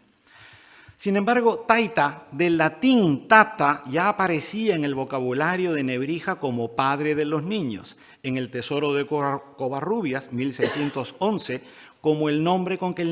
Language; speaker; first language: Spanish; native; Spanish